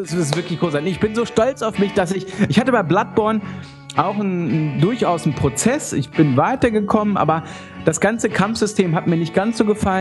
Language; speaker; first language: German; native; German